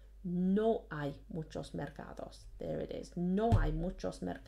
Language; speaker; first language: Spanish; non-native, fluent; English